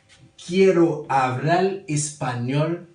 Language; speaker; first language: Spanish; non-native, learner; Haitian Creole